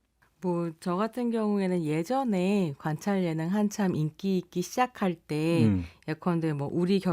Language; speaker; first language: Korean; native; Korean